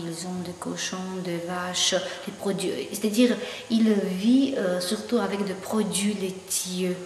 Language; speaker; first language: French; non-native, fluent; Georgian